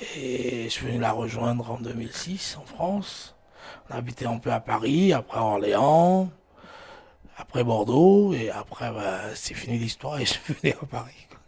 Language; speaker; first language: French; non-native, local second language; Fon